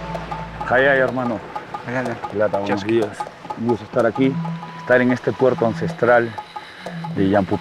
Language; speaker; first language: Spanish; native; Spanish